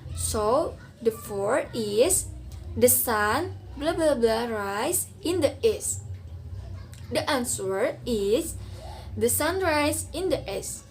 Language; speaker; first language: English; non-native, learner; Indonesian